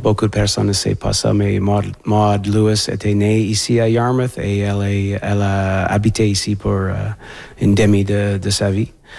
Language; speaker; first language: French; non-native, fluent; English